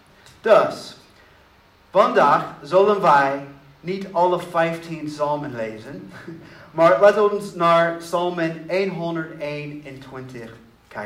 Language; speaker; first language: Dutch; non-native, learner; English